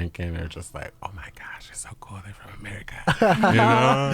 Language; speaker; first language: English; native; English